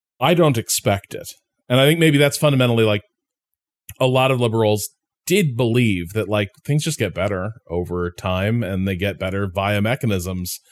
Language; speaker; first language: English; native; English